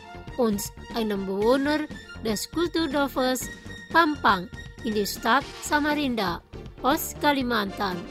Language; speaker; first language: German; non-native, learner; Indonesian